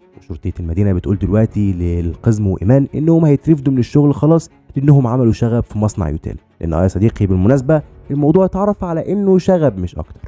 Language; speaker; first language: Arabic; native; Arabic